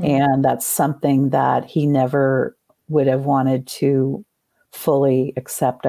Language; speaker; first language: English; native; English